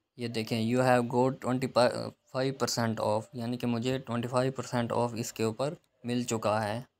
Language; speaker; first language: Urdu; non-native, local second language; Punjabi